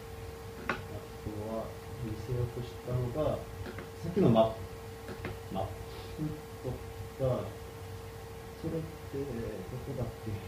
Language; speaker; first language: Japanese; non-native, fluent; Korean